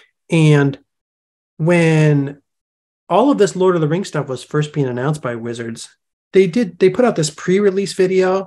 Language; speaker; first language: English; native; English